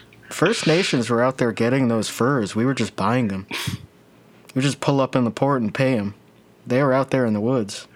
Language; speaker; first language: English; native; English